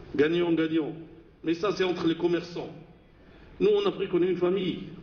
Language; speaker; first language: French; non-native, local second language; Arabic